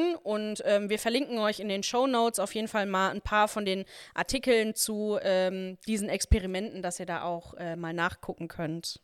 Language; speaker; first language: German; native; German